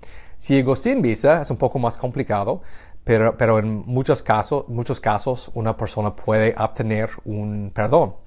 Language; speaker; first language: Spanish; non-native, fluent; English